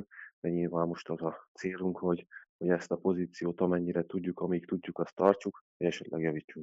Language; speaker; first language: Hungarian; native; Hungarian